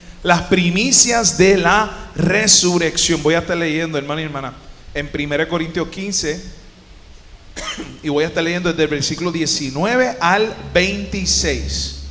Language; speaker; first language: Spanish; native; Spanish